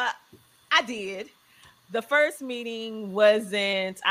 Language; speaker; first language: English; native; English